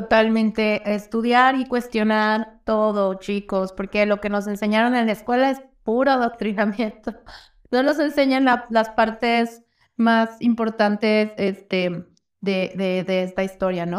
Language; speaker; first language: Spanish; native; Spanish